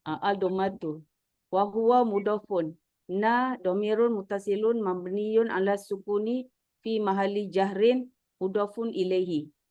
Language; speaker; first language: Arabic; non-native, learner; Malay